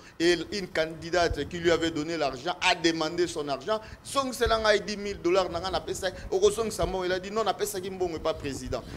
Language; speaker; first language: French; native; French